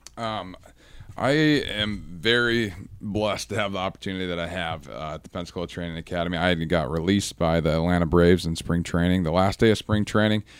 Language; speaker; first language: English; native; English